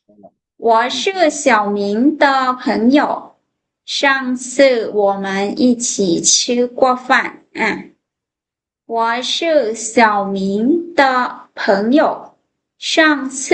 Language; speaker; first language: Chinese; non-native, fluent; Lao